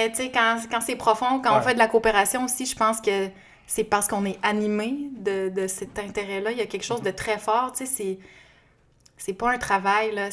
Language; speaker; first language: French; native; French